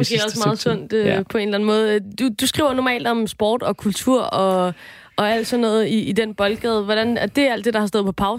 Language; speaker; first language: Danish; native; Danish